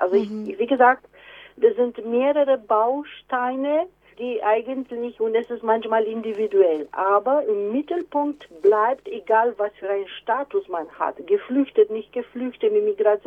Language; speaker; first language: German; non-native, fluent; Romanian